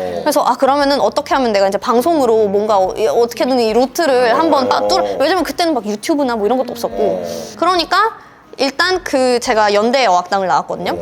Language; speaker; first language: Korean; early bilingual, other home language; Russian